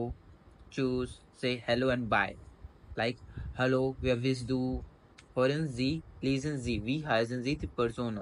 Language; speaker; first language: German; non-native, learner; Hindi